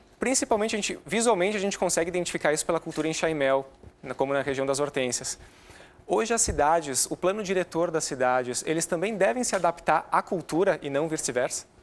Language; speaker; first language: Portuguese; native; Portuguese